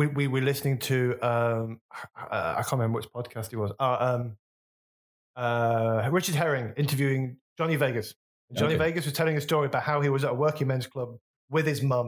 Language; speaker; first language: English; native; English